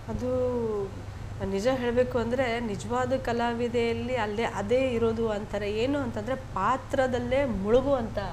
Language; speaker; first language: Kannada; native; Kannada